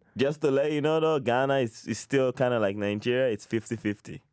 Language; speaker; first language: English; non-native, local second language; Igbo